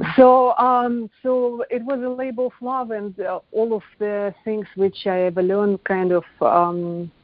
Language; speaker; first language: English; non-native, fluent; Russian